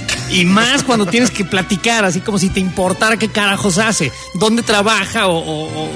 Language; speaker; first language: Spanish; native; Spanish